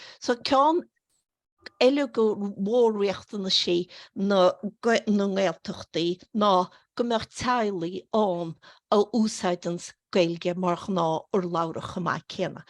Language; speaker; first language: Irish; native; Irish